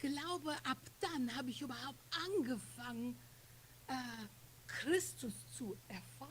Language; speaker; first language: German; non-native, fluent; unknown